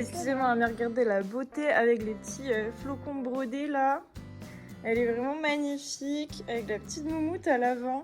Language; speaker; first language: French; native; French